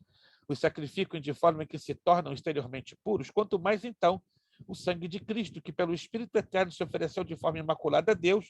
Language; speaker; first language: Portuguese; native; Portuguese